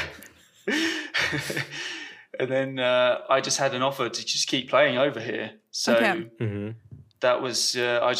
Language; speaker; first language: English; native; English